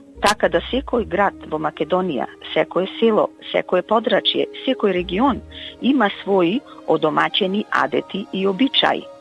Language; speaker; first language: Macedonian; native; Macedonian